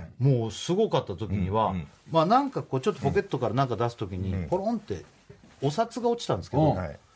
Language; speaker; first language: Japanese; native; Japanese